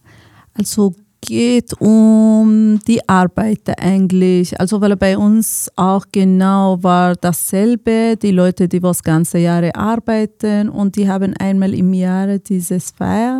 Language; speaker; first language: German; non-native, fluent; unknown